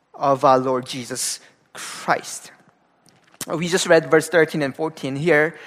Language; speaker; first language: English; non-native, fluent; Korean